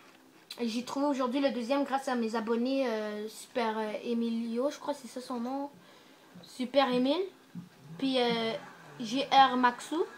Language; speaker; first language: French; native; French